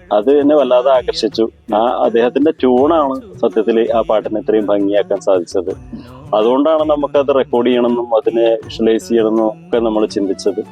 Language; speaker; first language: Malayalam; native; Malayalam